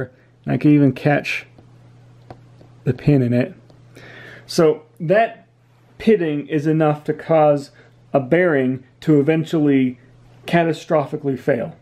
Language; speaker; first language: English; native; English